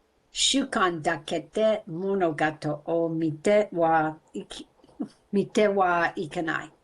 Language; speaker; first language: Japanese; non-native, learner; English